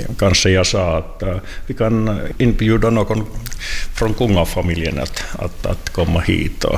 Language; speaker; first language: Swedish; non-native, local second language; Finnish